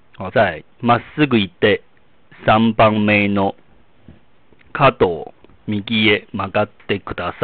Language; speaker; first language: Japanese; non-native, fluent; Chinese